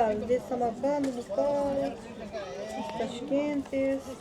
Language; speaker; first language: Russian; non-native, local second language; Uzbek